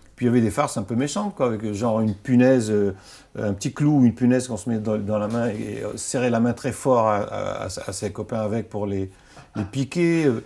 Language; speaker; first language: French; non-native, local second language; Arabic